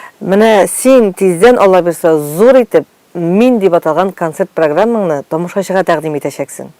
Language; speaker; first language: Tatar; native; Tatar